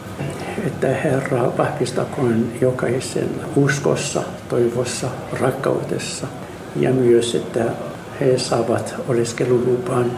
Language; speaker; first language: Finnish; non-native, learner; Arabic